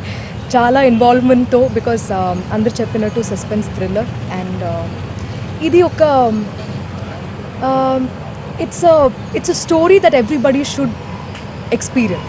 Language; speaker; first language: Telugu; non-native, local second language; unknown